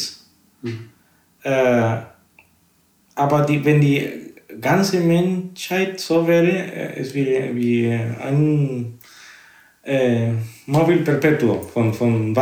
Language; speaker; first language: German; non-native, fluent; Spanish